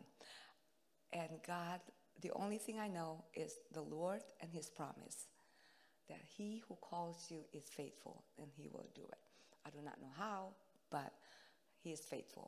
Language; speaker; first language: English; non-native, fluent; Indonesian